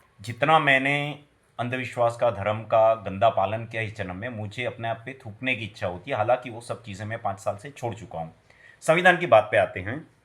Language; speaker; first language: Hindi; non-native, local second language; Gujarati